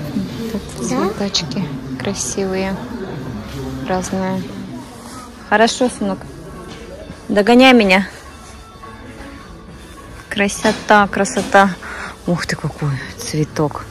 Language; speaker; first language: Russian; native; Russian